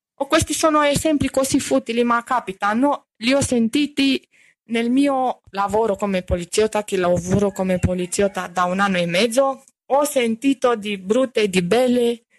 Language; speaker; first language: Italian; non-native, fluent; Romanian